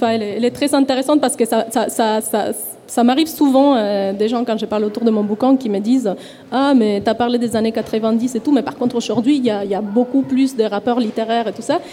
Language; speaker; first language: French; non-native, fluent; Spanish